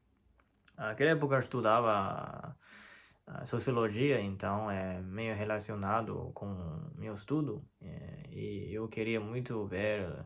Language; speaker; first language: Portuguese; non-native, fluent; Chinese